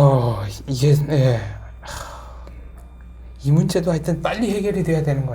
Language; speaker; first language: Korean; native; Korean